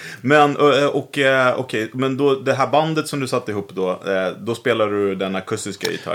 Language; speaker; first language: Swedish; native; Swedish